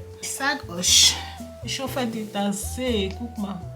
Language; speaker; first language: German; non-native, learner; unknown